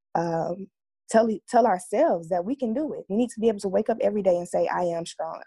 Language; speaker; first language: English; native; English